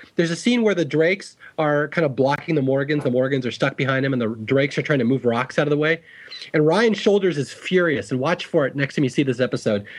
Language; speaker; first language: English; native; English